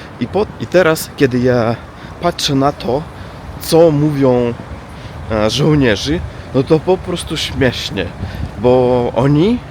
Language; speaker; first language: Polish; non-native, learner; Russian